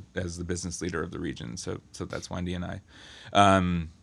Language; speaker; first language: English; native; English